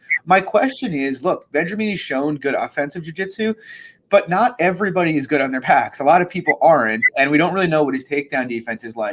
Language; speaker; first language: English; native; English